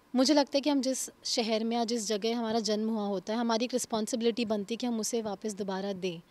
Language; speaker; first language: Hindi; native; Hindi